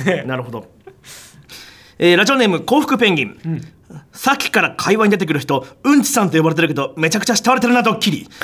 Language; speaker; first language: Japanese; native; Japanese